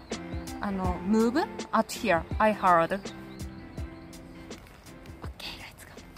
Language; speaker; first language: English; non-native, learner; Japanese